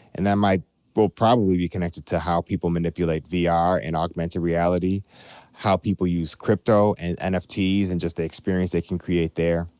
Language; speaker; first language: English; native; English